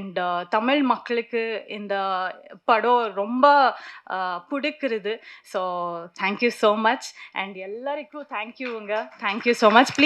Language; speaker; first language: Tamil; non-native, learner; Kannada